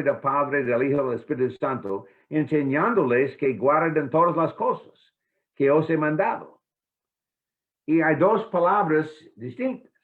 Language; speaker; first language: Spanish; non-native, fluent; English